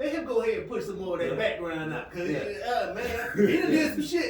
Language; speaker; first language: English; native; English